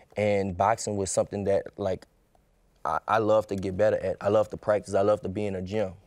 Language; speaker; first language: English; native; English